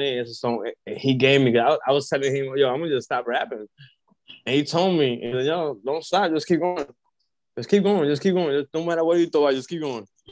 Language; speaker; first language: English; early bilingual, other home language; Spanish